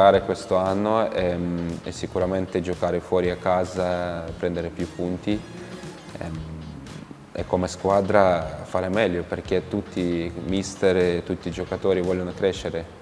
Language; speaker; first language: Italian; non-native, fluent; Ukrainian